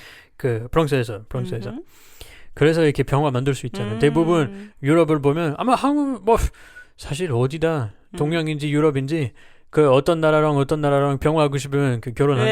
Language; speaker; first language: Korean; non-native, learner; French